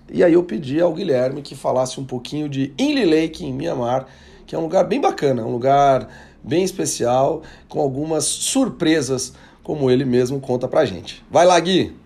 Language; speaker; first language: Portuguese; native; Portuguese